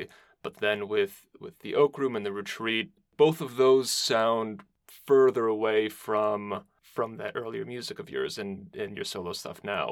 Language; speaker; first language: English; native; English